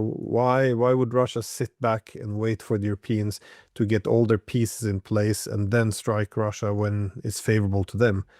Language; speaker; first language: English; non-native, fluent; Norwegian